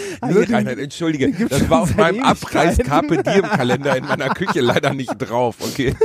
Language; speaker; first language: German; native; German